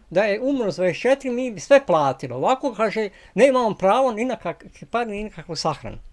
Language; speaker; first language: Croatian; native; Croatian